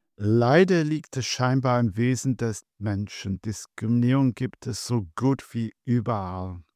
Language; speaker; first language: German; non-native, fluent; English